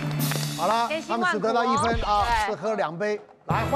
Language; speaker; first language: Chinese; native; Chinese